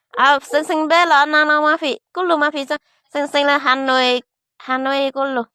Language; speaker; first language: Arabic; non-native, learner; Hmong